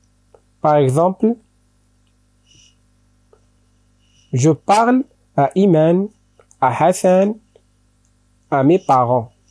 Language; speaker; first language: French; non-native, local second language; Arabic